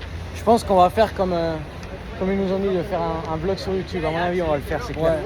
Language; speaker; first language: French; native; French